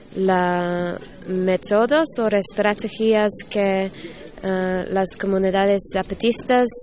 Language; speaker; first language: Spanish; non-native, learner; English